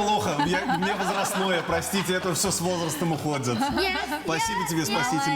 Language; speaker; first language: Russian; native; Russian